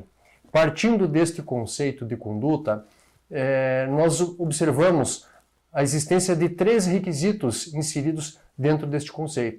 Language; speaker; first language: Portuguese; native; Portuguese